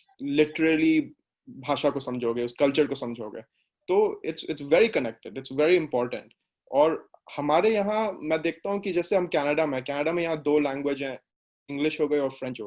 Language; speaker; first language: Hindi; native; Hindi